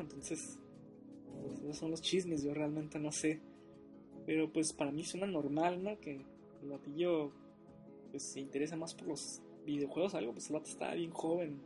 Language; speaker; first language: Spanish; native; Spanish